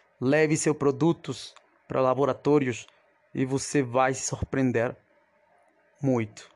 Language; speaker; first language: Portuguese; non-native, fluent; Spanish